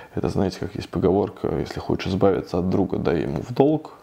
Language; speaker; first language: Russian; native; Russian